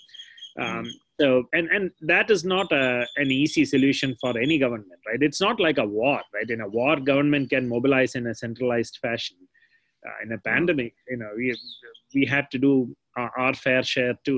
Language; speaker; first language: English; non-native, local second language; Malayalam